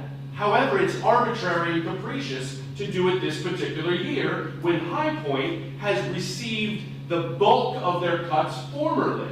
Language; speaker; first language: English; native; English